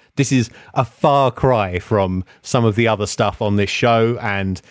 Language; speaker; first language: English; native; English